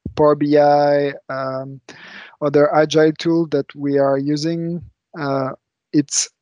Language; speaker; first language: English; non-native, fluent; French